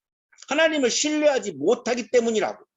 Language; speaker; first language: Korean; native; Korean